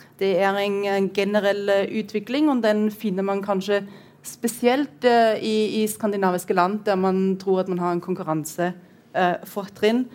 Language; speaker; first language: Norwegian; non-native, fluent; German